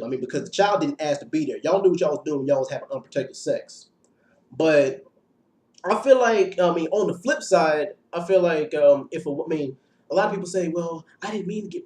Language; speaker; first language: English; native; English